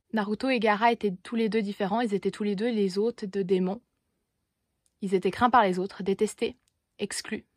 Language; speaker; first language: French; native; French